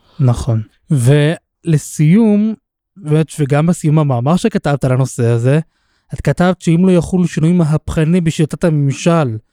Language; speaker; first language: Hebrew; native; Hebrew